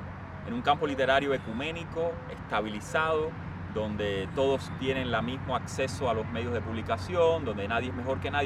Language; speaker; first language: Spanish; native; Spanish